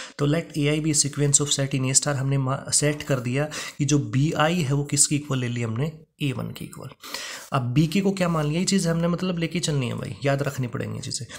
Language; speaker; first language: Hindi; native; Hindi